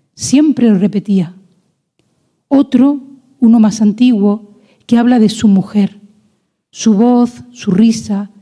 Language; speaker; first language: Spanish; native; Spanish